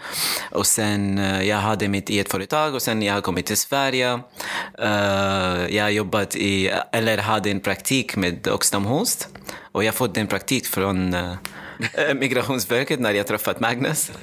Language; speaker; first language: Swedish; non-native, fluent; Arabic